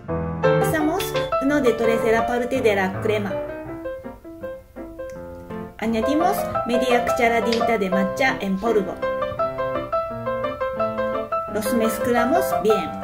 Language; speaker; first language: Spanish; non-native, learner; Japanese